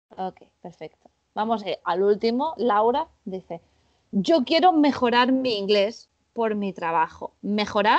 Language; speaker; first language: Spanish; native; Spanish